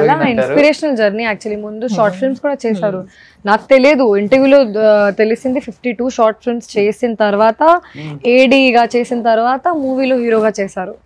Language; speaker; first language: Telugu; non-native, local second language; Hindi